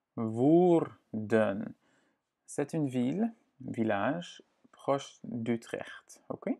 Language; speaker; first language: French; non-native, fluent; Dutch